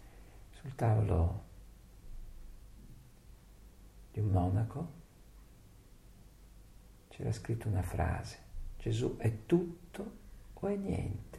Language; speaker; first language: Italian; native; Italian